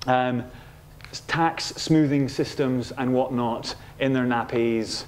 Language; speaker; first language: English; native; English